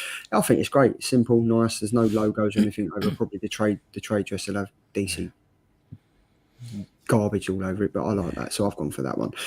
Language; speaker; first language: English; native; English